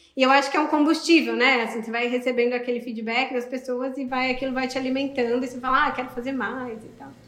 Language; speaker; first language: Portuguese; native; Portuguese